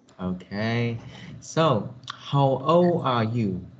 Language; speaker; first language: English; non-native, fluent; Vietnamese